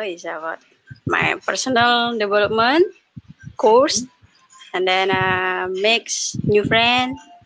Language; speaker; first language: English; non-native, learner; Indonesian